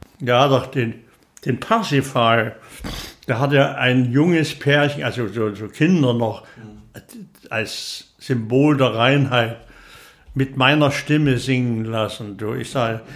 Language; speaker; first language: German; native; German